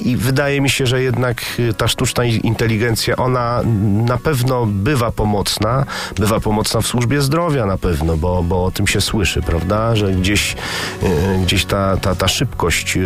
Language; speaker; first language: Polish; native; Polish